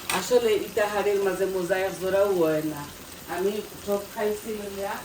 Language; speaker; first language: Bangla; native; Bangla